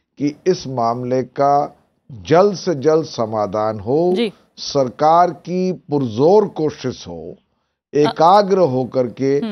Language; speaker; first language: Hindi; native; Hindi